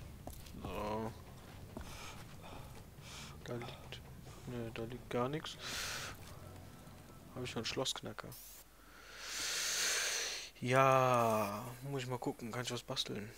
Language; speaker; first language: German; native; German